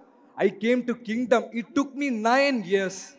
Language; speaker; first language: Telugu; non-native, learner; Malayalam